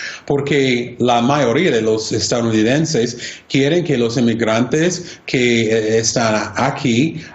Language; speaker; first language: Spanish; non-native, fluent; English